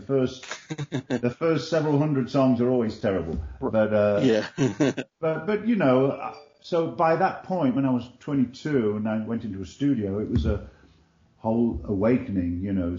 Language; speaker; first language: English; native; English